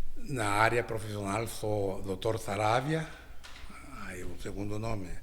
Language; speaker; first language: Portuguese; non-native, fluent; Spanish